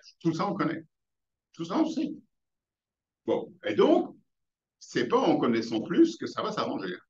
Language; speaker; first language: French; native; French